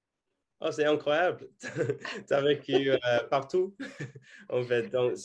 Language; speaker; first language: French; non-native, fluent; English